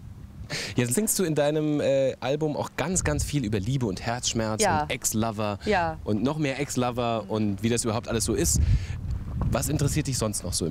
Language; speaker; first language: German; native; German